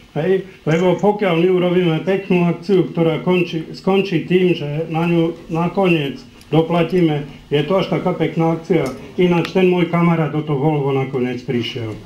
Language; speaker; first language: Slovak; native; Slovak